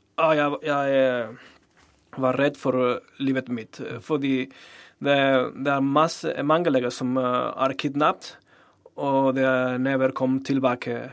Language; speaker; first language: Norwegian; non-native, learner; Spanish